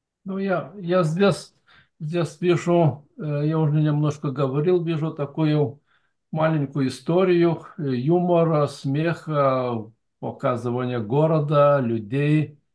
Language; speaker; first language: Russian; non-native, fluent; Lithuanian